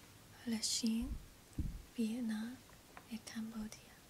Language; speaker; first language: French; non-native, learner; English